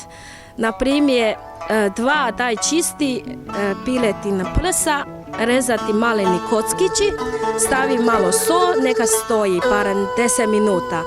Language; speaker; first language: Bosnian; non-native, learner; Chinese